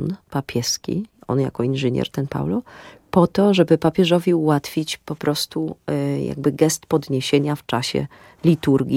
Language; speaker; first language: Polish; native; Polish